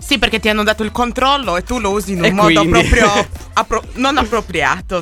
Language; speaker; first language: Italian; native; Italian